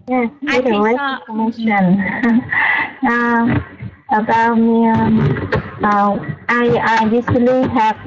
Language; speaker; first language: English; non-native, learner; Vietnamese